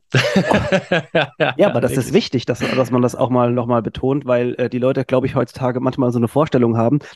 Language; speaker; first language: German; native; German